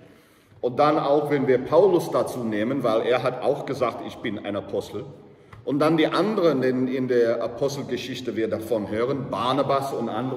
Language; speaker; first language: German; non-native, learner; English